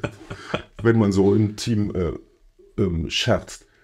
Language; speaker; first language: German; native; German